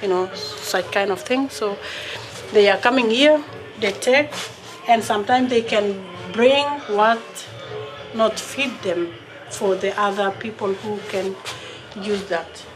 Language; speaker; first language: English; non-native, learner; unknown